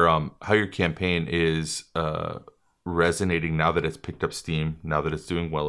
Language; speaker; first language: English; native; English